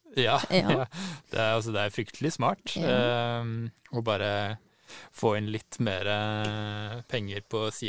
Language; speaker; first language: Norwegian; native; Norwegian